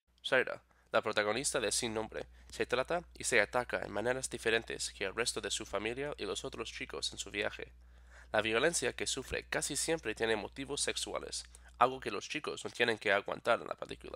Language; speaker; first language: Spanish; non-native, fluent; English